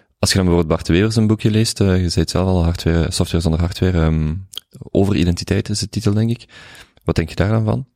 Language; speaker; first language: Dutch; native; Dutch